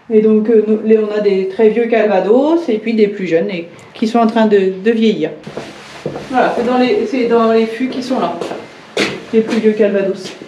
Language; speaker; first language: French; native; French